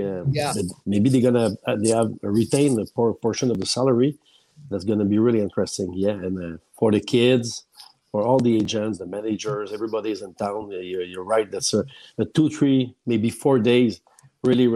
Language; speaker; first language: English; non-native, fluent; French